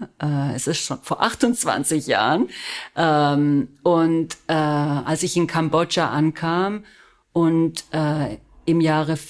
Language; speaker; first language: German; non-native, fluent; Spanish